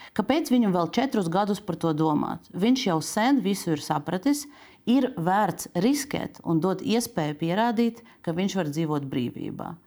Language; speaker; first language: Latvian; native; Latvian